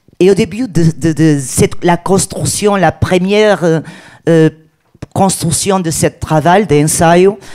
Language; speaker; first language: French; non-native, learner; Portuguese